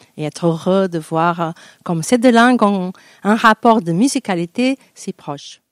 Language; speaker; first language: French; non-native, fluent; Portuguese